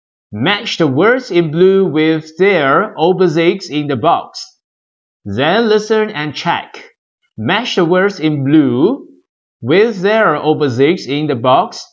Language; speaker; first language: English; non-native, local second language; Chinese